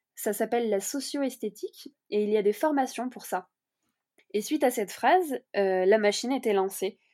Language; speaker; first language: French; native; French